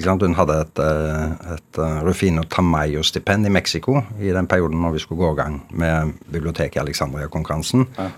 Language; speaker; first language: Norwegian; native; Norwegian